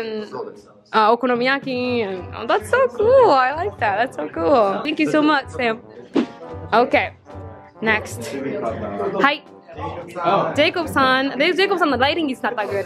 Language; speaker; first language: English; non-native, fluent; Japanese